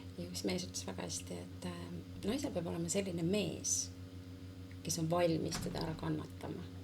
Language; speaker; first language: Estonian; native; Estonian